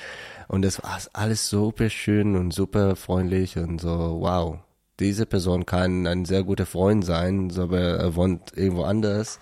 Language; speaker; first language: German; non-native, learner; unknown